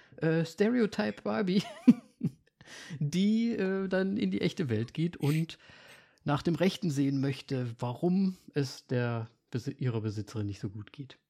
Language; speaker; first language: German; native; German